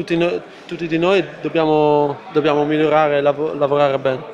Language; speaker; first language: Italian; non-native, fluent; Dutch